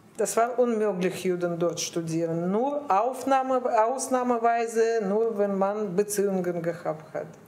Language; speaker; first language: German; non-native, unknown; Russian